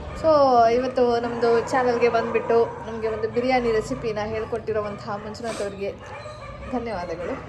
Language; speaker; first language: Kannada; non-native, local second language; Tulu